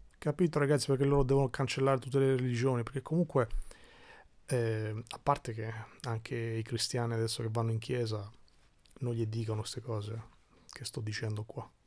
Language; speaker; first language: Italian; early bilingual, other home language; Albanian